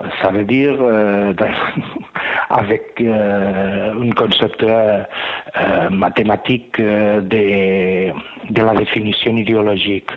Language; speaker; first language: French; non-native, learner; Catalan